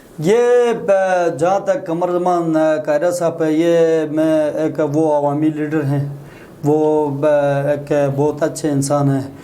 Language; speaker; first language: Urdu; non-native, local second language; Shina